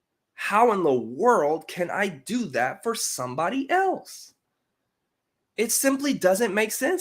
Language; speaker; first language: English; native; English